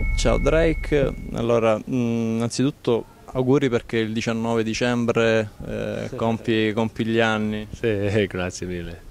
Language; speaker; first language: Italian; native; Italian